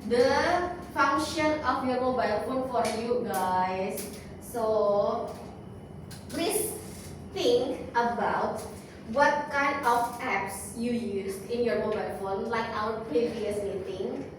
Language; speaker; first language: English; non-native, fluent; Indonesian